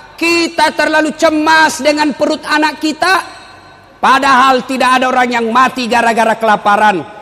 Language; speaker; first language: Indonesian; non-native, local second language; Buginese